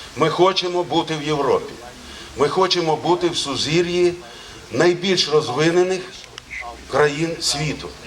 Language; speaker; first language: Ukrainian; native; Ukrainian